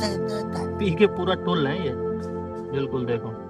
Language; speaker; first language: Hindi; native; Hindi